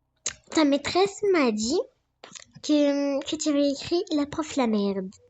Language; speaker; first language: French; native; French